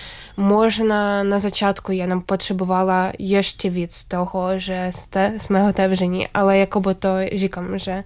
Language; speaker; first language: Czech; non-native, fluent; Ukrainian